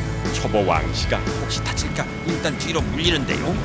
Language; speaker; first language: Korean; native; Korean